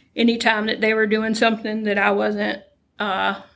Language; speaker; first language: English; native; English